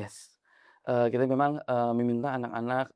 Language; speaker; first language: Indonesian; native; Indonesian